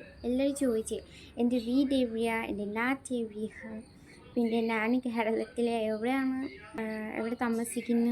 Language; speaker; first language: Malayalam; non-native, local second language; Bangla